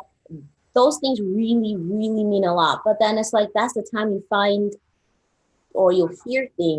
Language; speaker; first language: English; early bilingual, other home language; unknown